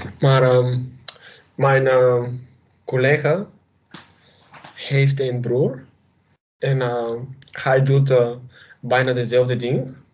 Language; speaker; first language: Dutch; non-native, learner; Bulgarian